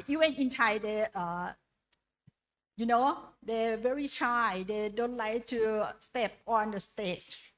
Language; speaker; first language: English; non-native, learner; Indonesian